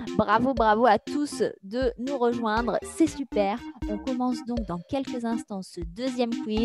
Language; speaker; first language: French; native; French